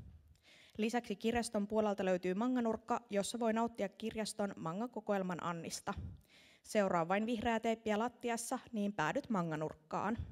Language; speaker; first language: Finnish; native; Finnish